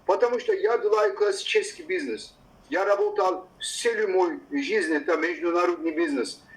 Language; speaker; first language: Russian; non-native, learner; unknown